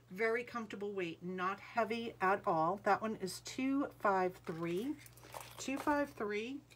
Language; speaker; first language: English; native; English